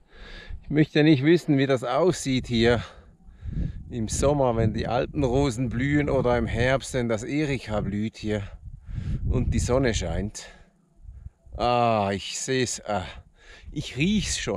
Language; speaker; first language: German; native; German